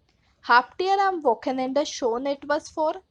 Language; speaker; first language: German; non-native, fluent; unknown